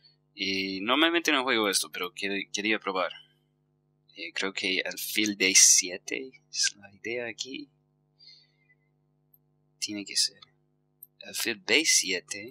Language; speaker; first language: Spanish; non-native, fluent; English